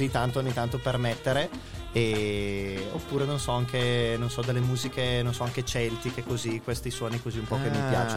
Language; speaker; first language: Italian; native; Italian